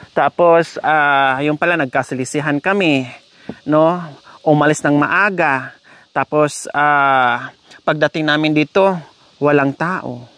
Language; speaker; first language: Filipino; non-native, local second language; Cebuano